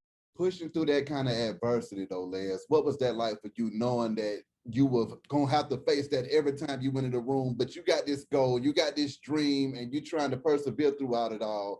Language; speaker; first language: English; native; English